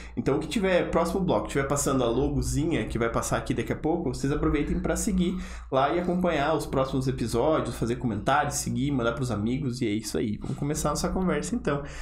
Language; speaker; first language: Portuguese; native; Portuguese